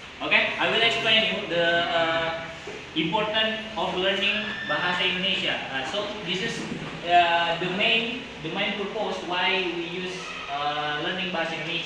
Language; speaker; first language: English; non-native, learner; Indonesian